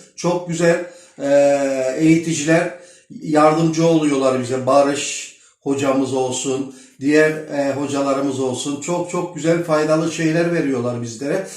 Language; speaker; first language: Turkish; native; Turkish